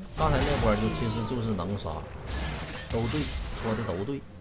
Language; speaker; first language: Chinese; native; Chinese